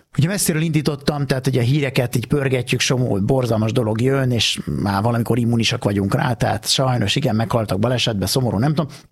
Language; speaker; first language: Hungarian; native; Hungarian